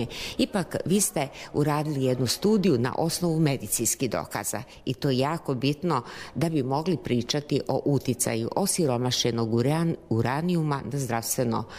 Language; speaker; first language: Serbian; native; Serbian